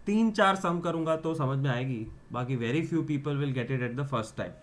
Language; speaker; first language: Hindi; non-native, local second language; Gujarati